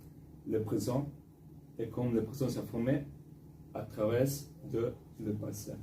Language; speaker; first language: French; non-native, fluent; Italian